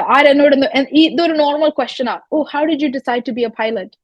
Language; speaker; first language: Malayalam; early bilingual, other home language; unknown